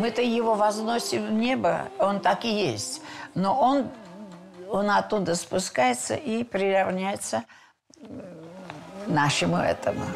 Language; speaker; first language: Russian; non-native, fluent; Georgian